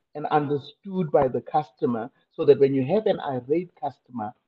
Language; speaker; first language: English; non-native, local second language; Tswana